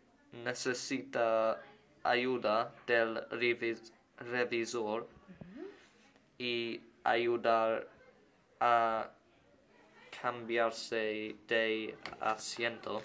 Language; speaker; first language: Spanish; non-native, learner; English